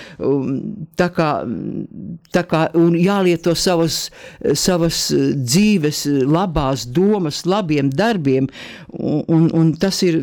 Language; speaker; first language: Latvian; native; Latvian